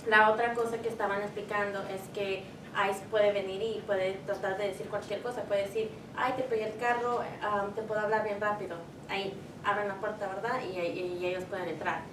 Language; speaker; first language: Spanish; early bilingual, heritage; Spanish